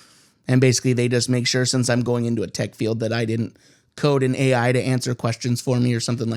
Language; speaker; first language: English; native; English